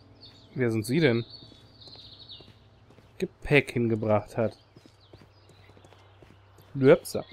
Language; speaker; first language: German; native; German